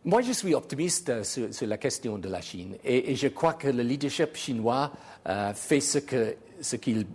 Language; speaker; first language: French; non-native, fluent; English